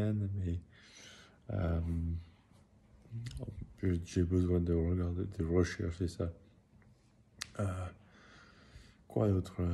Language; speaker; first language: French; non-native, learner; English